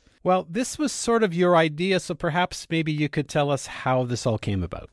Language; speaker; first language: English; native; English